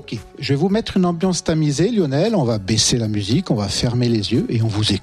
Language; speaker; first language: French; native; French